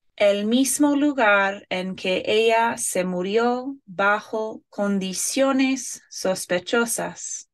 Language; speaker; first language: Spanish; non-native, fluent; English